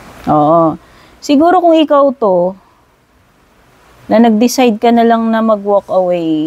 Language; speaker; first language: Filipino; native; Filipino